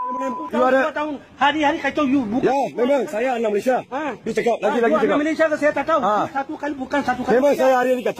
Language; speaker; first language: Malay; non-native, local second language; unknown